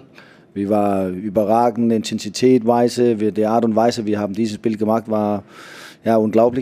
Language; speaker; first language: German; non-native, fluent; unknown